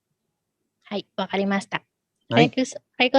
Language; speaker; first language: Japanese; non-native, learner; Indonesian